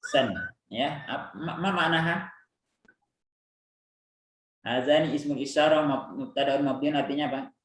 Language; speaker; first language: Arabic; non-native, fluent; Indonesian